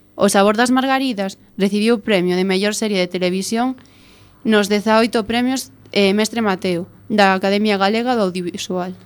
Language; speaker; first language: Galician; non-native, local second language; Spanish